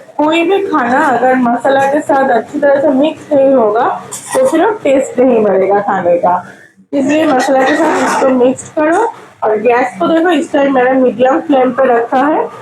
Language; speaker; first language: Hindi; non-native, local second language; Bangla